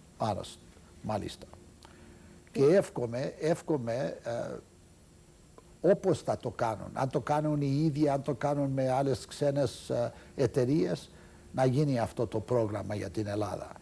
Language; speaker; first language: Greek; early bilingual, heritage; Greek